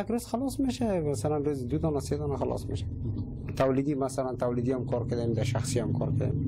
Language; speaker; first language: Persian; native; Persian